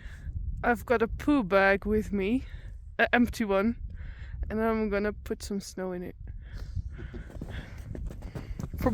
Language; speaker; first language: English; non-native, fluent; Dutch